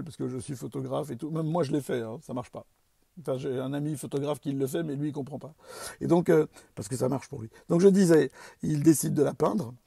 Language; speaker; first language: French; native; French